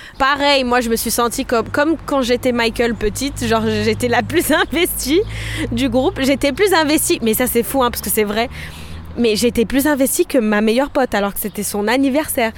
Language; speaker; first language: French; non-native, fluent; Portuguese